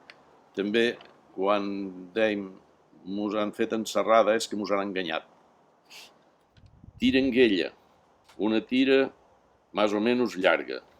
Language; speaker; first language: Catalan; native; Catalan